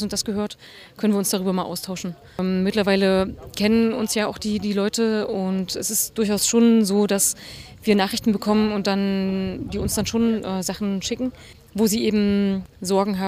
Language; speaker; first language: German; native; German